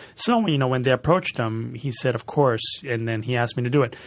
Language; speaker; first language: English; early bilingual, other home language; Spanish